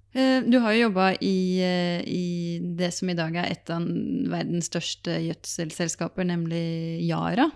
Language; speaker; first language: Norwegian; native; Norwegian